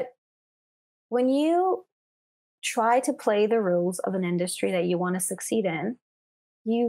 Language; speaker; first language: English; non-native, fluent; Persian